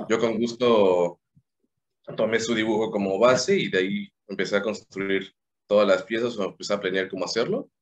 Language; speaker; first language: Spanish; native; Spanish